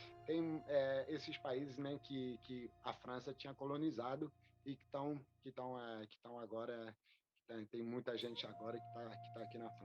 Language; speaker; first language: Portuguese; non-native, fluent; French